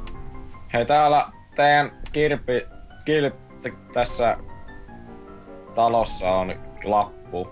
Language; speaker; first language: Finnish; native; Finnish